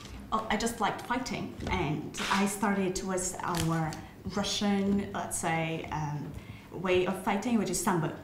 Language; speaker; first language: English; non-native, fluent; Russian